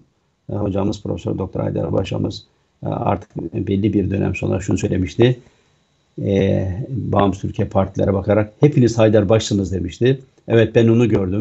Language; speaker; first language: Turkish; native; Turkish